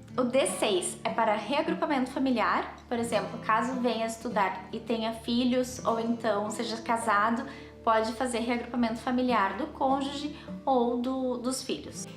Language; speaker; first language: Portuguese; native; Portuguese